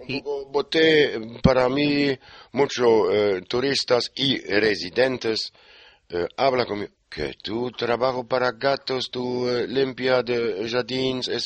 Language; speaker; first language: Spanish; non-native, learner; German